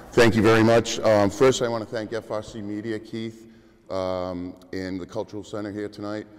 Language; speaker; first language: English; native; English